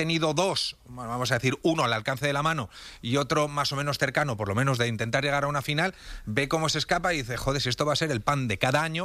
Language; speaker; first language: Spanish; native; Spanish